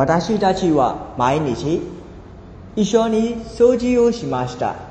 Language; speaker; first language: Japanese; non-native, learner; Burmese